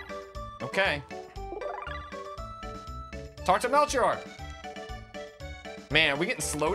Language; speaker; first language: English; native; English